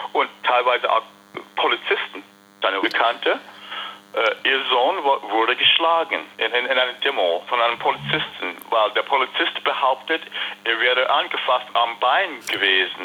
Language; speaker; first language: German; non-native, fluent; English